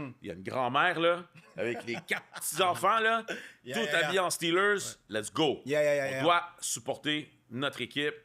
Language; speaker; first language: French; native; French